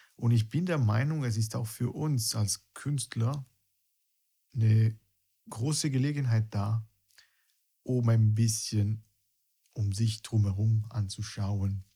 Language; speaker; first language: German; non-native, fluent; Italian